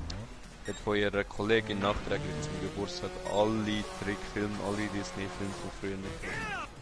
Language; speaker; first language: German; native; German